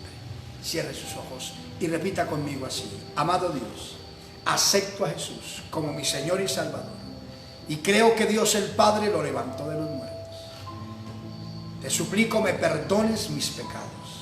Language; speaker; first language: Spanish; native; Spanish